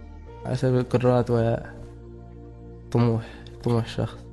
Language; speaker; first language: Arabic; native; Arabic